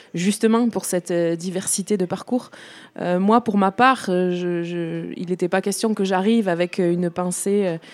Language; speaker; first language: French; native; French